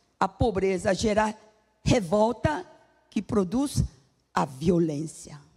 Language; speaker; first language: Portuguese; non-native, fluent; Korean